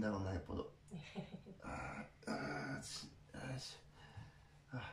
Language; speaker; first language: Japanese; native; Japanese